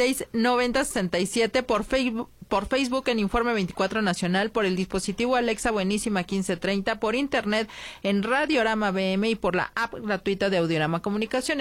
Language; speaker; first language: Spanish; native; Spanish